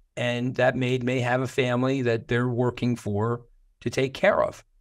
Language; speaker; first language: English; native; English